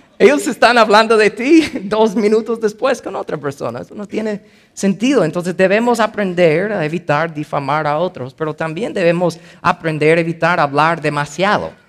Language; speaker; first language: Spanish; non-native, fluent; English